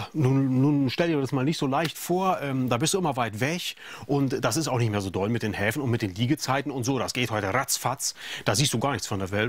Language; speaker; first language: German; native; German